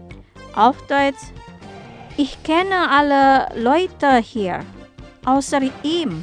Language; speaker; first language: German; non-native, fluent; Indonesian